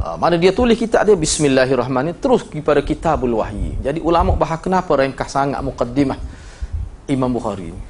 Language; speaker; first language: Malay; native; Malay